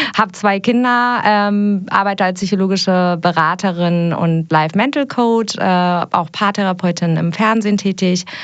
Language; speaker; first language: German; early bilingual, other home language; Persian